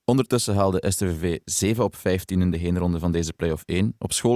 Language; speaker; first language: Dutch; native; Dutch